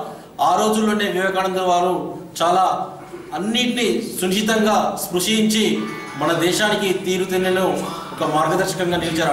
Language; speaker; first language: Telugu; native; Telugu